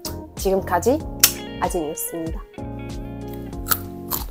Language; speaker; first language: Korean; non-native, fluent; Arabic